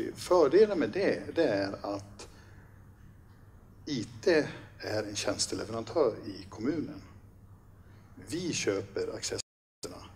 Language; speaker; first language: Swedish; native; Swedish